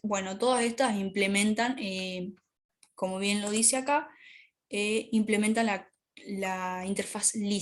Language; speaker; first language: Spanish; native; Spanish